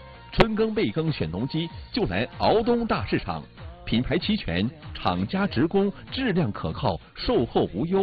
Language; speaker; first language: Chinese; native; Chinese